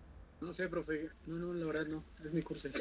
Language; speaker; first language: Spanish; native; Spanish